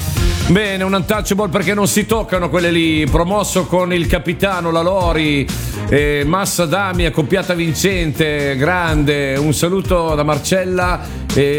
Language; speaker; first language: Italian; native; Italian